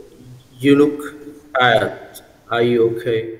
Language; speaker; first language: English; non-native, learner; Vietnamese